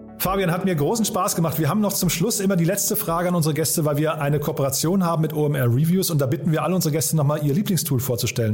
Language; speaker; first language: German; native; German